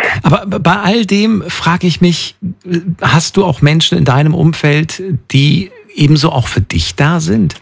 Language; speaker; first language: German; native; German